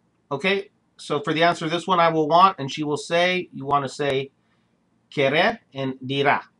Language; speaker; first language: English; native; English